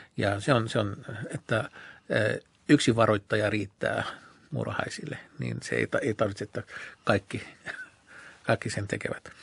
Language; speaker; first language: Finnish; non-native, fluent; Arabic